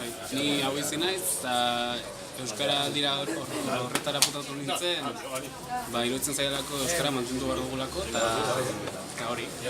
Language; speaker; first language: Basque; non-native, local second language; Spanish